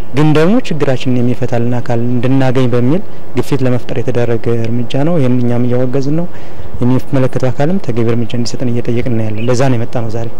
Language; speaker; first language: Amharic; native; Amharic